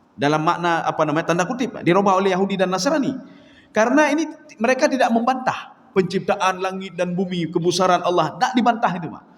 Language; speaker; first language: Malay; non-native, local second language; Achinese